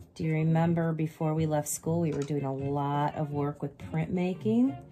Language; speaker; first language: English; native; English